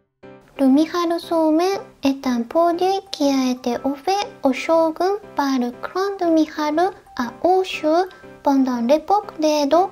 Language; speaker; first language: French; non-native, fluent; Japanese